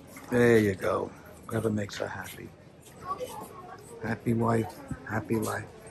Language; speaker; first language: English; native; English